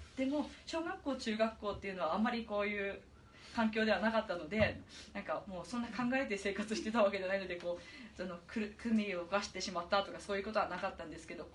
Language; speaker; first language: Japanese; native; Japanese